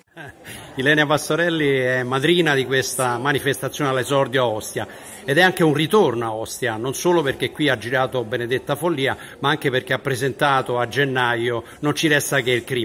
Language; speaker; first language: Italian; native; Italian